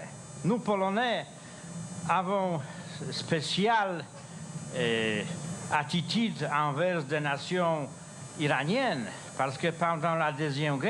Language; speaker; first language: French; non-native, fluent; Polish